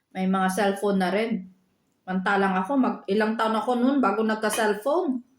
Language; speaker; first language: Filipino; native; Filipino